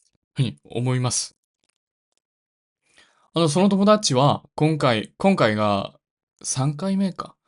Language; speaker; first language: Japanese; non-native, learner; Korean